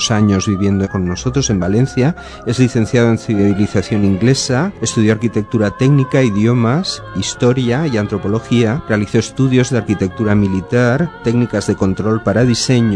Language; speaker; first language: Spanish; native; Spanish